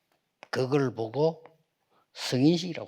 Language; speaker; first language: Korean; native; Korean